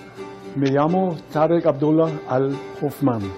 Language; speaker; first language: Spanish; non-native, fluent; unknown